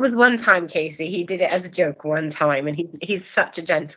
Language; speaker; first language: English; non-native, local second language; Welsh